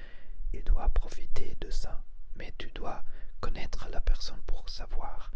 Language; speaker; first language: French; non-native, learner; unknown